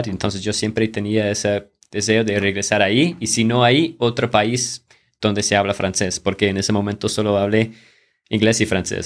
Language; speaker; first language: Spanish; non-native, fluent; English